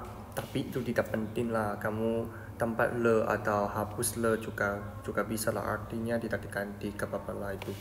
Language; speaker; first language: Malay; non-native, fluent; Chinese